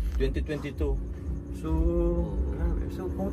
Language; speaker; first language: Filipino; native; Filipino